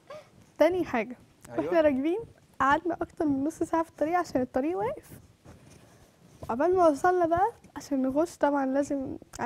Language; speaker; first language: Arabic; native; Arabic